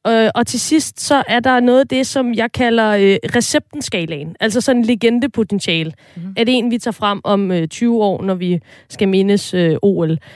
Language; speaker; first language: Danish; native; Danish